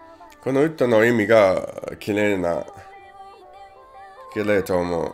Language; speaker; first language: Japanese; non-native, learner; English